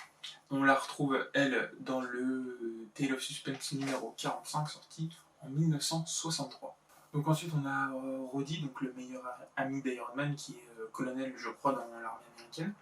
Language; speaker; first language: French; native; French